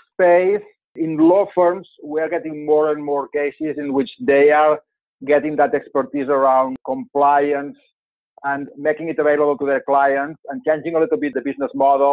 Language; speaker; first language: English; non-native, fluent; Spanish